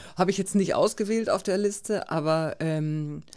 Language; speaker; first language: German; native; German